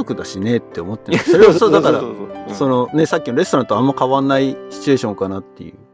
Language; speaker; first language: Japanese; native; Japanese